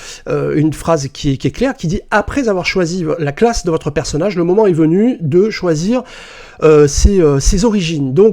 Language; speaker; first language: French; native; French